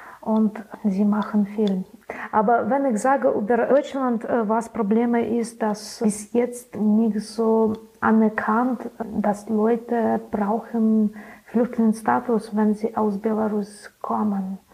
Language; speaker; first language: German; non-native, learner; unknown